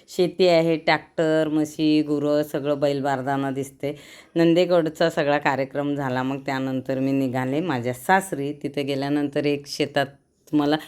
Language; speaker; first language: Marathi; non-native, local second language; Kannada